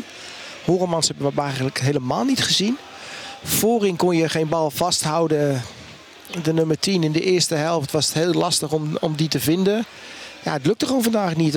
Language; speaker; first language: Dutch; native; Dutch